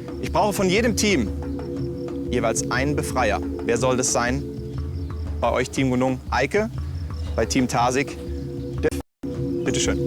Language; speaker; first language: German; native; German